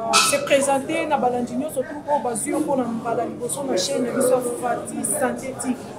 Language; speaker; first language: French; non-native, local second language; Lingala